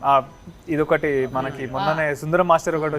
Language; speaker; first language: Telugu; native; Telugu